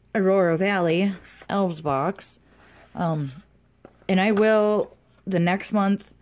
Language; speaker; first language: English; native; English